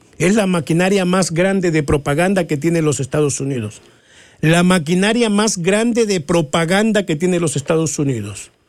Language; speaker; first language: Spanish; native; Spanish